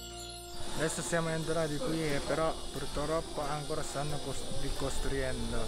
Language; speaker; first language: Italian; non-native, learner; Japanese